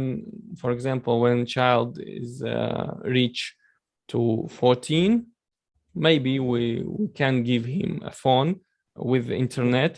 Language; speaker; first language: English; non-native, learner; Chechen